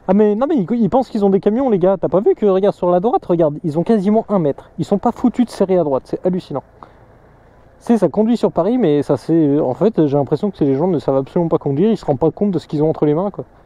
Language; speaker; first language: French; native; French